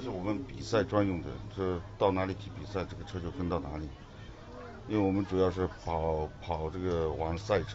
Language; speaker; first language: Chinese; native; Chinese